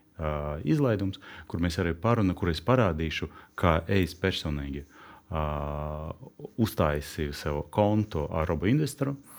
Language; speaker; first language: Latvian; non-native, local second language; Russian